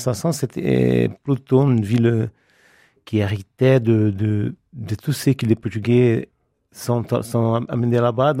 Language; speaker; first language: French; non-native, fluent; Portuguese